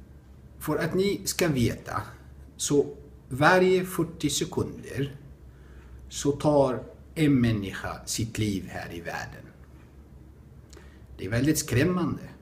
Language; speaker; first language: Swedish; non-native, fluent; Arabic